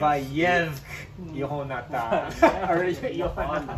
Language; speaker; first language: Hebrew; non-native, learner; English